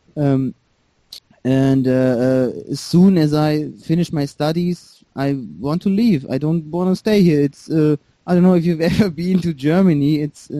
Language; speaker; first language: English; non-native, fluent; German